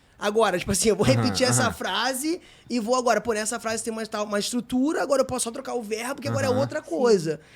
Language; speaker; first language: Portuguese; native; Portuguese